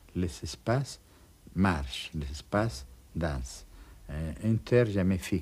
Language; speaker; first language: French; non-native, fluent; Spanish